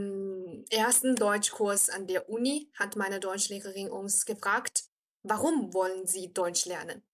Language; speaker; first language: German; non-native, fluent; Chinese